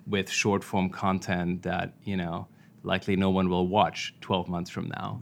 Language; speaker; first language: English; non-native, fluent; German